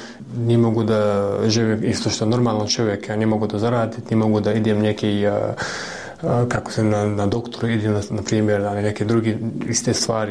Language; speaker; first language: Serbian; non-native, learner; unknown